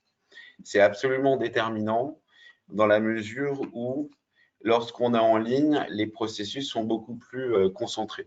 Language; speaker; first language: French; native; French